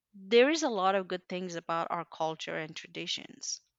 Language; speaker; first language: English; non-native, fluent; Persian